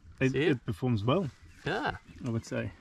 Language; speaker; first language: English; non-native, fluent; Swedish